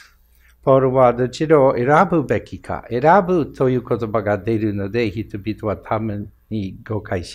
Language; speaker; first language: Japanese; non-native, fluent; English